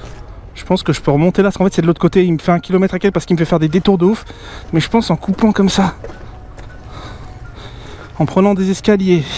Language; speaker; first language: French; native; French